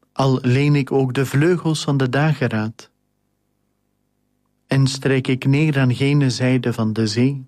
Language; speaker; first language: Dutch; native; Dutch